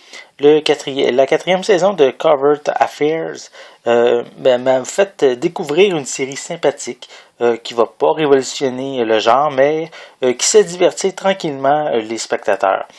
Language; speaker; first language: French; native; French